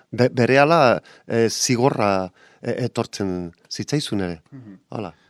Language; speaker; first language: Basque; non-native, local second language; Spanish